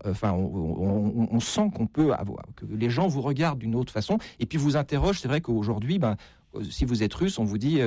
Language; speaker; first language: French; native; French